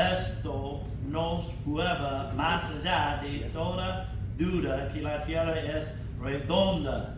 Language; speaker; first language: Spanish; non-native, fluent; English